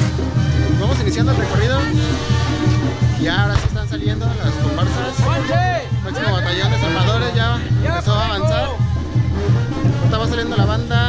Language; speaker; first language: Spanish; native; Spanish